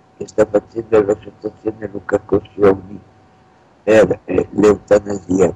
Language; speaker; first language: Italian; native; Italian